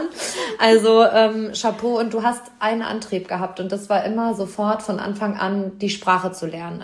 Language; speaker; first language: German; native; German